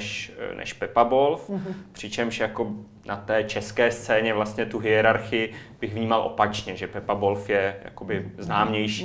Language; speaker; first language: Czech; native; Czech